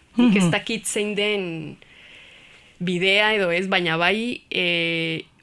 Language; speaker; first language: Basque; non-native, learner; Spanish